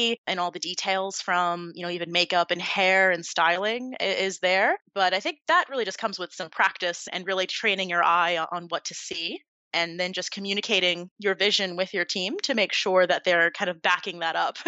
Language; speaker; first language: English; native; English